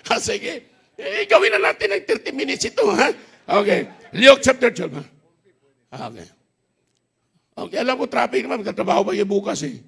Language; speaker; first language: Filipino; non-native, local second language; Hiligaynon